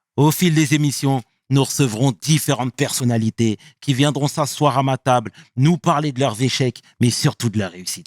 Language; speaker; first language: French; native; French